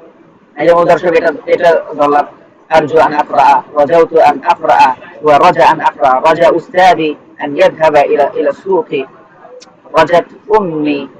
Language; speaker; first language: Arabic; non-native, fluent; Bangla